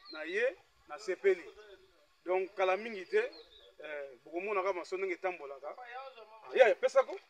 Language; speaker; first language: Lingala; native; Lingala